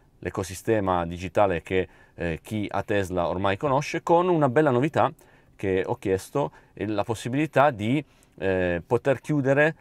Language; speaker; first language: Italian; native; Italian